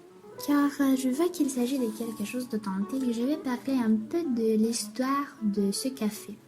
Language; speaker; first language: French; non-native, learner; Romanian